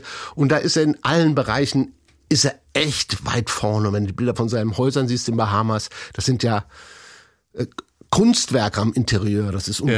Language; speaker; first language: German; native; German